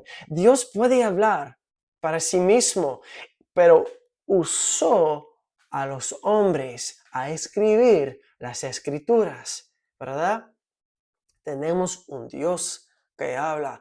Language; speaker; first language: Spanish; non-native, fluent; English